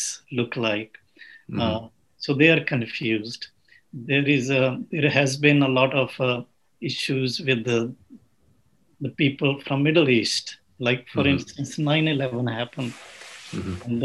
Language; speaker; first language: English; non-native, local second language; Punjabi